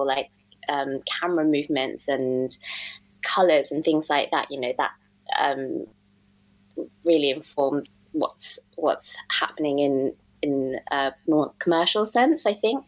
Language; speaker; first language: English; native; English